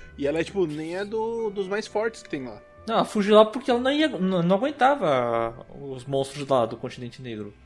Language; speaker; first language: Portuguese; native; Portuguese